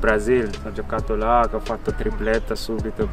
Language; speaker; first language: Italian; non-native, learner; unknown